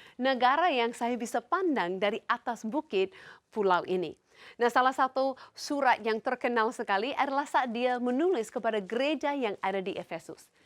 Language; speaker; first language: Indonesian; non-native, fluent; English